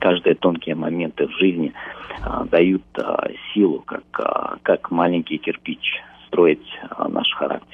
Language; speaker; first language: Russian; early bilingual, heritage; Russian